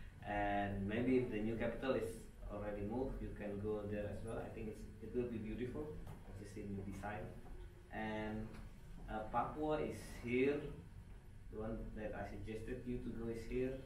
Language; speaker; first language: English; non-native, fluent; Indonesian